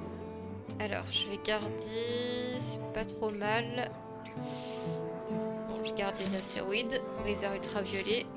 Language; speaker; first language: French; native; French